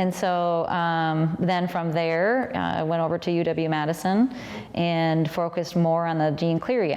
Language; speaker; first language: English; native; English